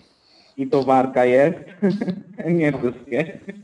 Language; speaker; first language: Polish; non-native, fluent; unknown